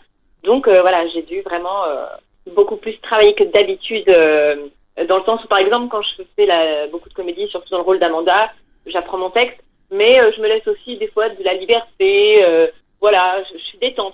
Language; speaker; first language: French; native; French